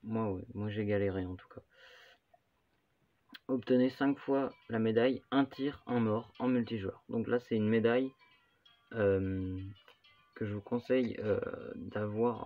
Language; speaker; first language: French; native; French